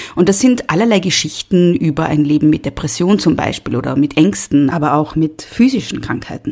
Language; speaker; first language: German; native; German